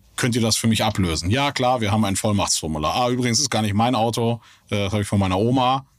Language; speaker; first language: German; native; German